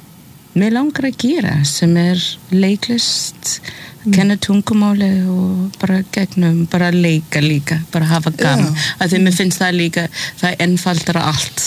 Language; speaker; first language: Icelandic; non-native, fluent; English